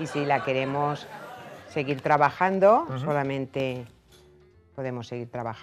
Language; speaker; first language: Spanish; native; Spanish